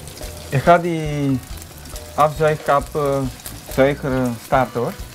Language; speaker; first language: Dutch; non-native, local second language; Papiamento